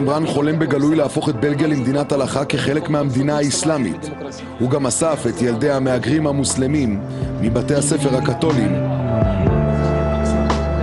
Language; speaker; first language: Hebrew; native; Hebrew